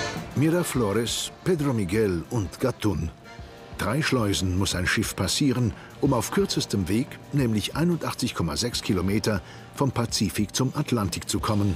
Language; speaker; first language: German; native; German